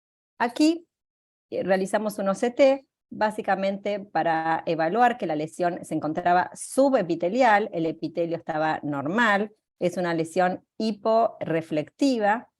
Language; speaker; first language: Spanish; native; Spanish